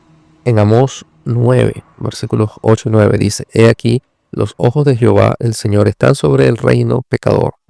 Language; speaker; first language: Spanish; native; Spanish